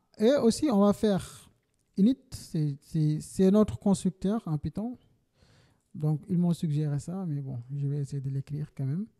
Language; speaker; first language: French; non-native, local second language; Wolof